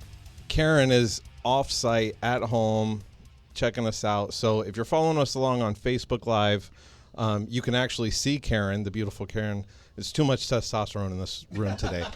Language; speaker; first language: English; native; English